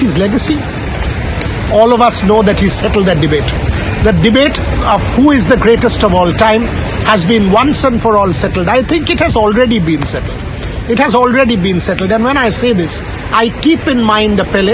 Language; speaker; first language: English; non-native, local second language; Bangla